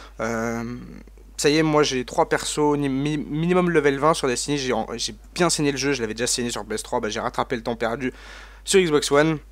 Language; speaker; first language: French; native; French